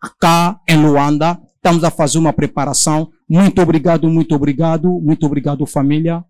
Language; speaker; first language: Portuguese; non-native, learner; Lingala